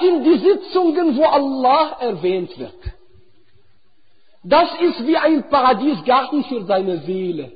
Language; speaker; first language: German; non-native, fluent; Arabic